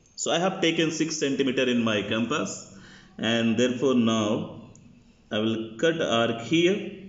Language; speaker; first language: English; non-native, local second language; Hindi